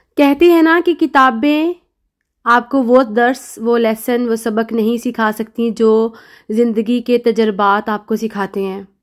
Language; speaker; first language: Urdu; native; Urdu